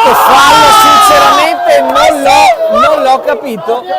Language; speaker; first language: Italian; native; Italian